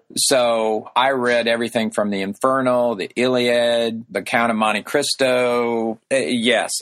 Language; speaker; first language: English; native; English